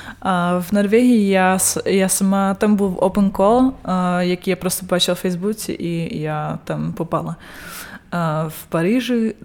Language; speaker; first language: Ukrainian; early bilingual, heritage; Ukrainian